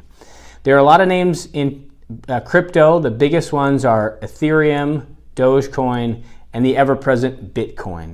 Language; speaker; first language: English; native; English